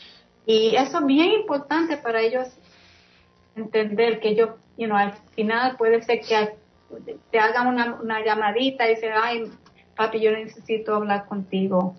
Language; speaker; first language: Spanish; early bilingual, heritage; English